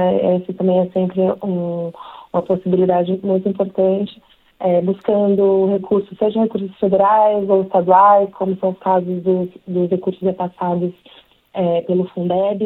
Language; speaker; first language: Portuguese; native; Portuguese